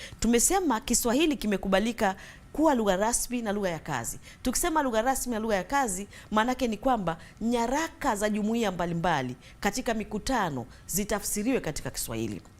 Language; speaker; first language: Swahili; native; Swahili